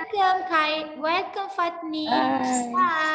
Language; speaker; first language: English; non-native, local second language; Malay